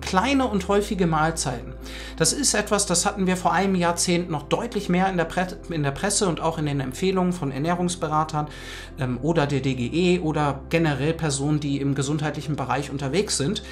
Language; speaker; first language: German; native; German